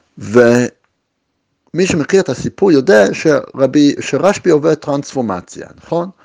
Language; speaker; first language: Hebrew; native; Hebrew